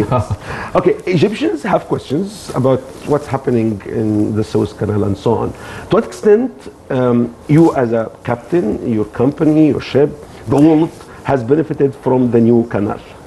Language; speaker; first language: English; non-native, fluent; Arabic